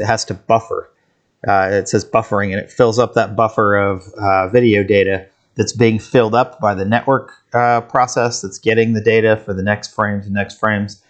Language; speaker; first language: English; native; English